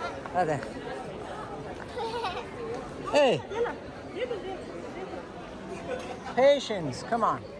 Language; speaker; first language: English; non-native, fluent; Tibetan